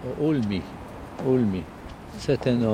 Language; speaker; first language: French; non-native, learner; Italian